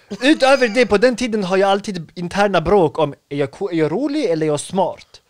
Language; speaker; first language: Swedish; early bilingual, other home language; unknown